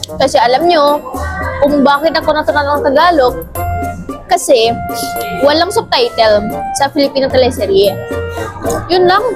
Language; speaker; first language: Filipino; non-native, fluent; Indonesian